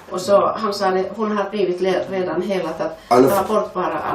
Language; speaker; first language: Swedish; non-native, fluent; Finnish